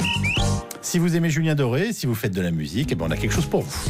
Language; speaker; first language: French; native; French